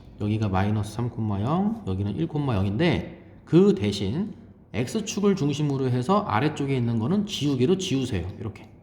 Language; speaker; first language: Korean; native; Korean